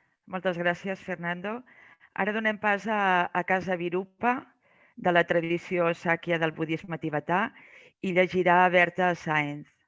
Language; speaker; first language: Catalan; native; Catalan